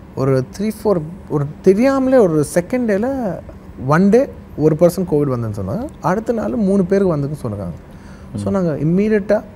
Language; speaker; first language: Tamil; non-native, local second language; Telugu